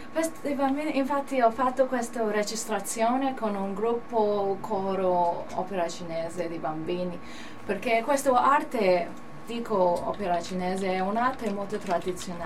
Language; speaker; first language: Italian; non-native, learner; Cantonese